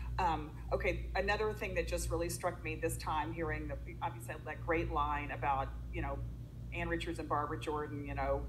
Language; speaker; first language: English; native; English